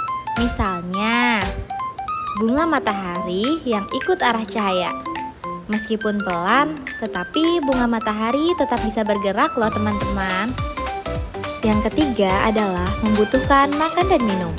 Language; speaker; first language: Indonesian; native; Indonesian